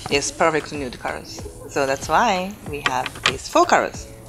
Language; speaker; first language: English; non-native, learner; Japanese